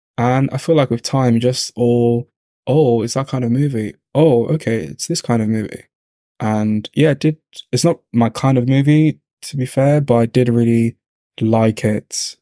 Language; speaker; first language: English; native; English